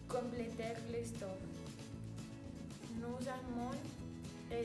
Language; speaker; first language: French; non-native, learner; Spanish